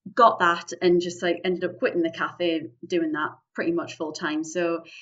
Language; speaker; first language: English; native; English